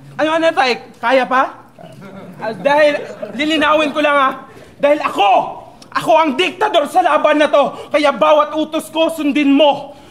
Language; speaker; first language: Filipino; non-native, local second language; Cebuano